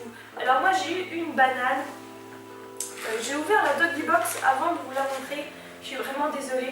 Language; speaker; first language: French; native; French